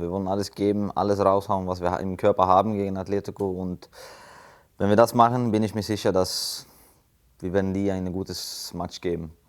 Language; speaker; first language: German; non-native, fluent; Swedish